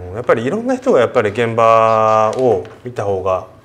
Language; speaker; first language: Japanese; native; Japanese